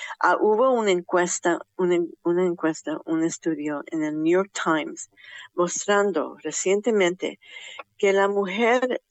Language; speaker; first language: Spanish; early bilingual, heritage; Spanish